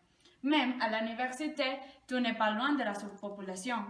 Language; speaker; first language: French; non-native, learner; Spanish